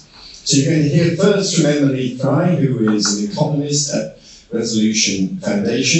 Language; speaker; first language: English; native; English